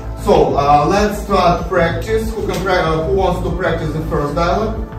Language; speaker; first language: English; non-native, fluent; Russian